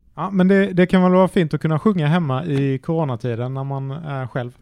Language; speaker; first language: Swedish; native; Swedish